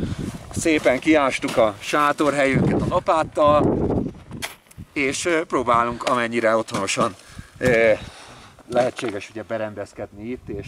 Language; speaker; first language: Hungarian; native; Hungarian